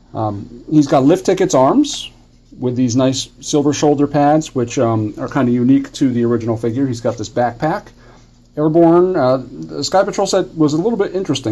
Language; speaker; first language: English; native; English